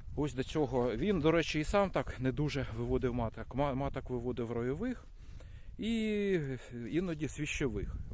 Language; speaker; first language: Ukrainian; non-native, local second language; Russian